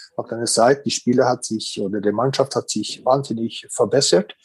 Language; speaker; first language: German; non-native, fluent; Norwegian